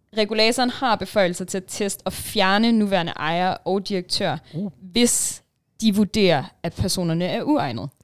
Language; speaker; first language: Danish; early bilingual, heritage; Danish